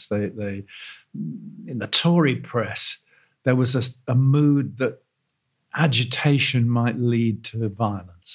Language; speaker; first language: English; native; English